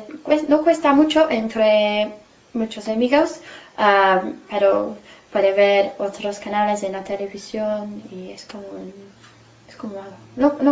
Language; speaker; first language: Spanish; non-native, learner; English